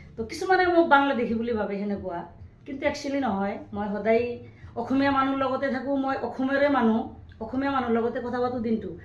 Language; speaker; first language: Assamese; non-native, local second language; Bangla